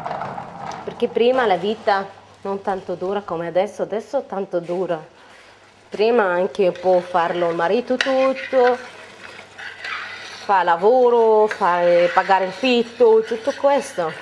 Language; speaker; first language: Italian; non-native, learner; Arabic